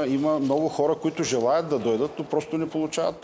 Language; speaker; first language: Bulgarian; native; Bulgarian